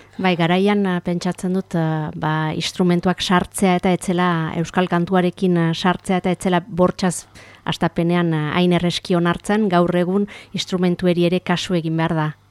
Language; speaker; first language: Basque; native; Basque